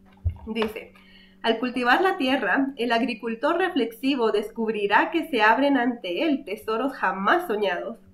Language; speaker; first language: Spanish; native; Spanish